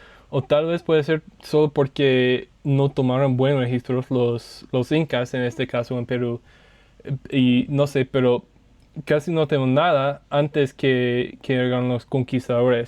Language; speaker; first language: Spanish; non-native, learner; English